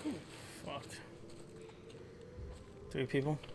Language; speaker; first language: English; native; English